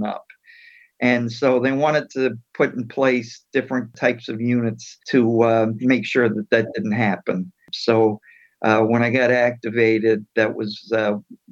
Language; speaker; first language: English; native; English